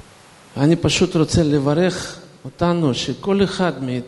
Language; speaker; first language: Hebrew; non-native, fluent; Russian